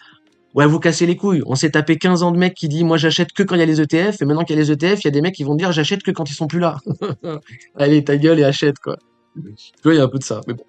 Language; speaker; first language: French; native; French